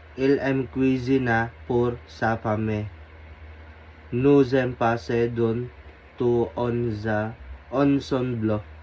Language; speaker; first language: French; non-native, learner; Filipino